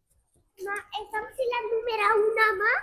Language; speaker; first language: Spanish; early bilingual, other home language; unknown